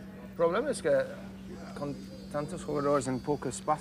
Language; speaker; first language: Spanish; non-native, fluent; English